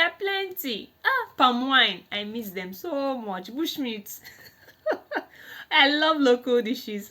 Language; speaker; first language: English; non-native, local second language; Igbo